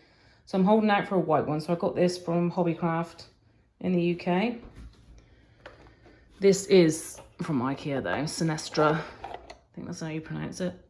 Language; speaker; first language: English; native; English